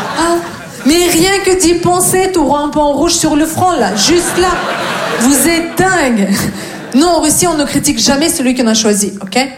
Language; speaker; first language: French; non-native, fluent; Russian